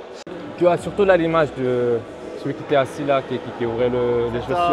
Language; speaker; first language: French; native; French